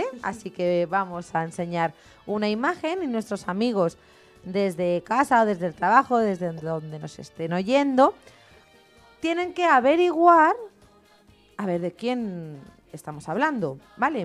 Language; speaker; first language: Spanish; native; Spanish